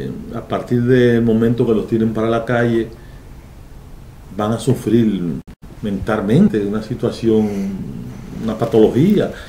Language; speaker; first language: Spanish; native; Spanish